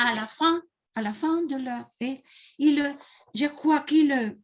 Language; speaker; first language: French; non-native, learner; Spanish